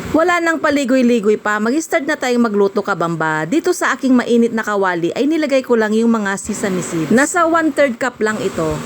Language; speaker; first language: Filipino; non-native, local second language; Pangasinan